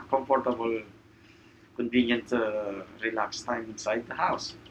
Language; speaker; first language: English; non-native, local second language; Filipino